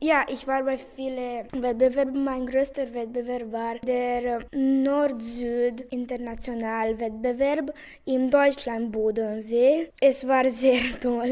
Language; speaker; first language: German; non-native, local second language; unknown